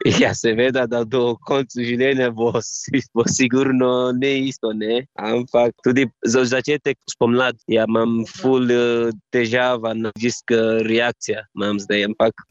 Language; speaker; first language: Slovenian; non-native, learner; Igbo